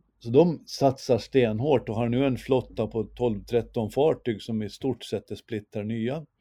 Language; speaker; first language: Swedish; native; Swedish